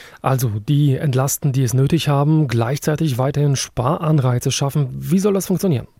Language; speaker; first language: German; native; German